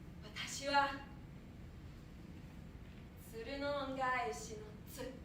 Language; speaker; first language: Japanese; non-native, fluent; German